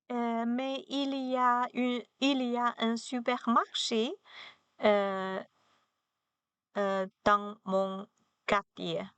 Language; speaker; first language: French; non-native, learner; Chinese